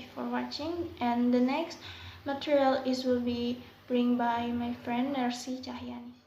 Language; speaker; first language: English; non-native, learner; Indonesian